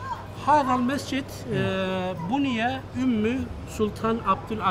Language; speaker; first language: Arabic; non-native, fluent; Turkish